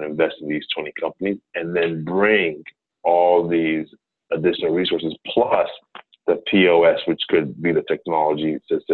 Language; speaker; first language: English; non-native, local second language; Akan